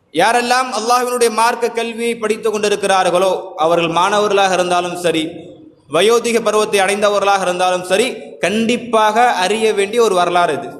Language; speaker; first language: Tamil; native; Tamil